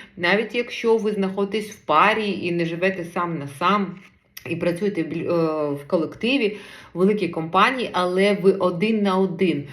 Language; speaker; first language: Ukrainian; non-native, local second language; Russian